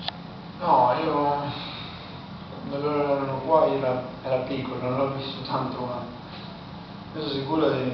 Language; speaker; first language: Italian; non-native, fluent; Spanish